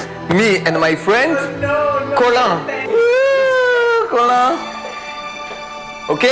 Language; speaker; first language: English; non-native, learner; French